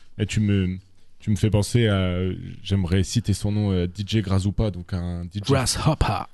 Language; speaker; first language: French; native; French